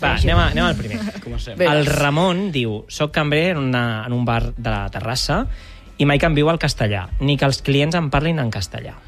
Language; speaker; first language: Catalan; native; Catalan